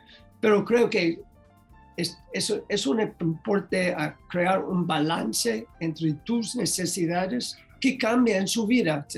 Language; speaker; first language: Spanish; non-native, learner; English